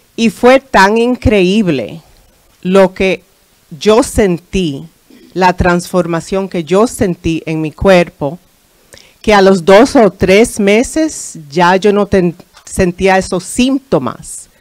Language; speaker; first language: Spanish; early bilingual, heritage; Spanish